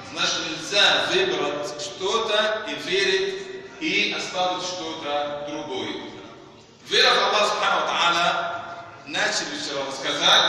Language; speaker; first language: Russian; non-native, fluent; Arabic